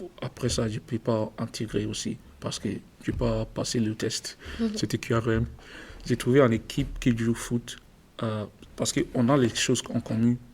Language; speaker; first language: French; non-native, learner; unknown